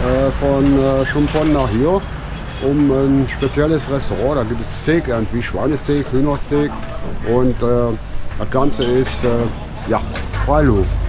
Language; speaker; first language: German; native; German